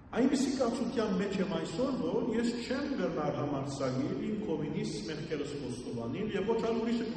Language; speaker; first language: Armenian; early bilingual, heritage; Armenian